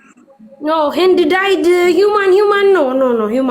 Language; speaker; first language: English; non-native, learner; Amharic